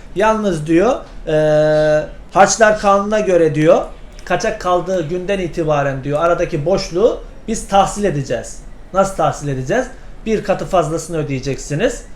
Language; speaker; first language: Turkish; native; Turkish